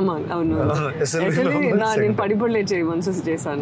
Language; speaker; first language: Telugu; non-native, fluent; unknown